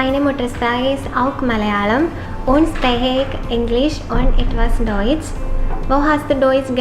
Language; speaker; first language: German; non-native, learner; Malayalam